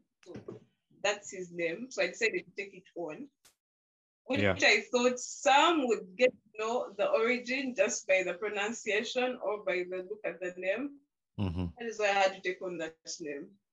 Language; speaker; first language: English; non-native, local second language; Ganda